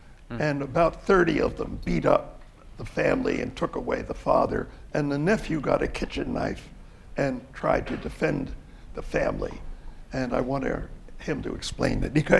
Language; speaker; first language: English; native; English